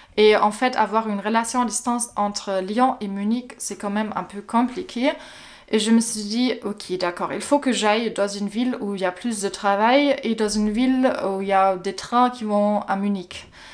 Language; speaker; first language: French; non-native, fluent; German